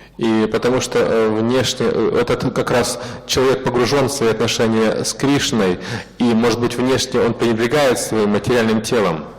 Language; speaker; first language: Russian; native; Russian